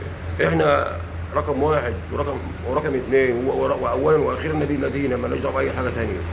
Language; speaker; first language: Arabic; native; Arabic